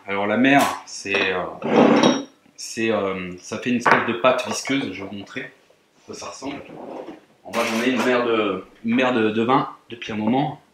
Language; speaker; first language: French; native; French